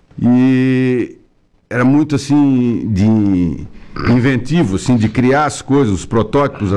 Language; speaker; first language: Portuguese; native; Portuguese